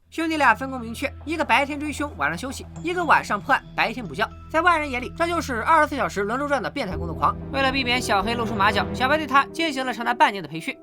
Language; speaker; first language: Chinese; native; Chinese